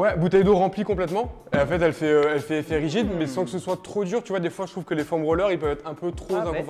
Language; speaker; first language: French; native; French